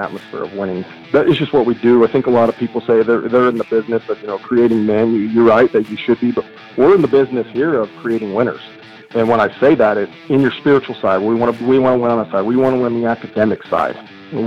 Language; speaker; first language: English; native; English